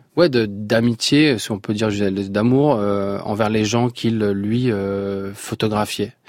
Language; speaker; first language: French; non-native, local second language; Arabic